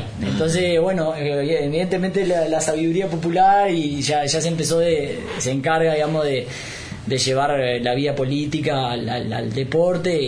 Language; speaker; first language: Spanish; native; Spanish